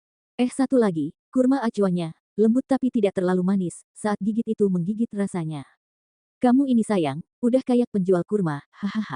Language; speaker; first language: Indonesian; native; Indonesian